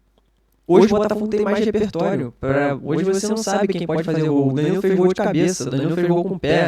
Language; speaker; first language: Portuguese; native; Portuguese